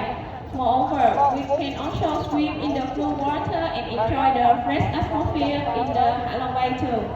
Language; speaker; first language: English; non-native, learner; Vietnamese